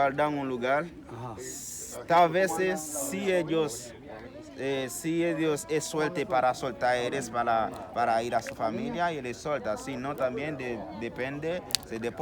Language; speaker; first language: Spanish; non-native, learner; Haitian Creole